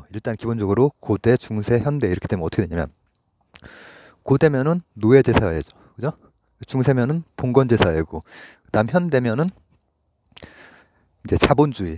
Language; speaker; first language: Korean; native; Korean